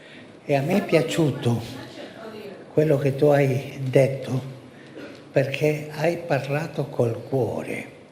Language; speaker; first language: Italian; early bilingual, heritage; Spanish